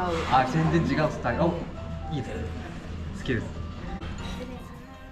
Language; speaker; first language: Japanese; non-native, learner; Korean